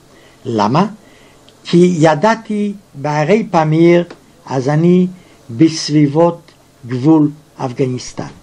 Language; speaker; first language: Hebrew; non-native, fluent; Yiddish